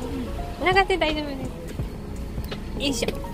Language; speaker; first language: Japanese; native; Japanese